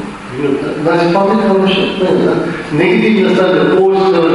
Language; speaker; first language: Russian; non-native, learner; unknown